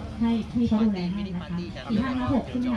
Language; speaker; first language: Thai; native; Thai